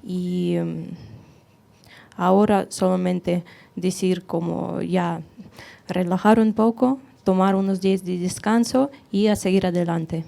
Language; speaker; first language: Spanish; non-native, fluent; Russian